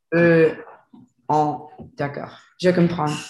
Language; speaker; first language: French; non-native, learner; Spanish